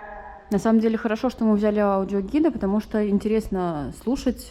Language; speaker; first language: Russian; native; Russian